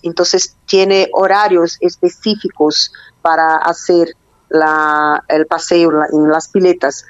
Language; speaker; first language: Spanish; non-native, learner; Portuguese